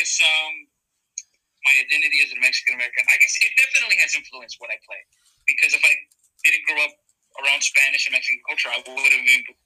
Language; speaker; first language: English; native; English